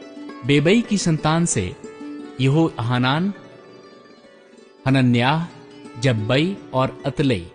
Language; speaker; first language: Hindi; native; Hindi